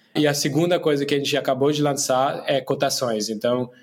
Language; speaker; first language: Portuguese; non-native, fluent; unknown